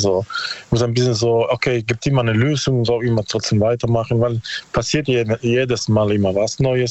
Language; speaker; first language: German; non-native, learner; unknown